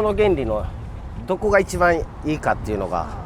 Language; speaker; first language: Japanese; native; Japanese